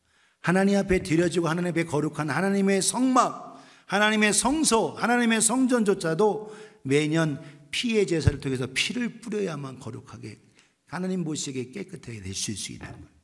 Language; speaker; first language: Korean; native; Korean